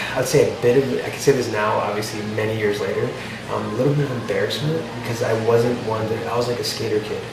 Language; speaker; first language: English; native; English